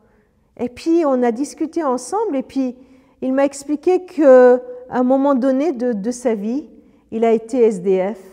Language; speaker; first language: French; early bilingual, other home language; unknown